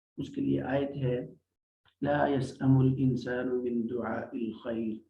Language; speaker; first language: Urdu; native; Urdu